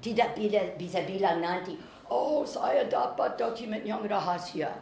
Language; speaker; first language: Indonesian; non-native, fluent; English